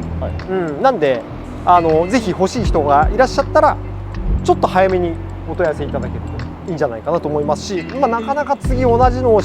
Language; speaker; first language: Japanese; native; Japanese